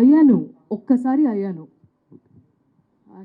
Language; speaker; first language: Telugu; non-native, local second language; Malayalam